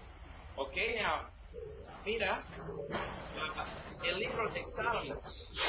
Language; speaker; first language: Spanish; non-native, learner; English